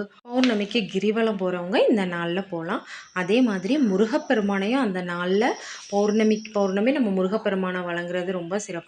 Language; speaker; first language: Tamil; native; Tamil